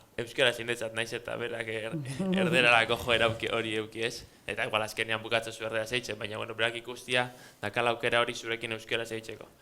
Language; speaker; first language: Basque; native; Basque